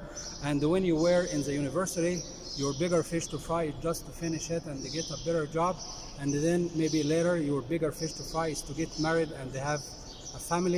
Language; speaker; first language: English; non-native, fluent; Arabic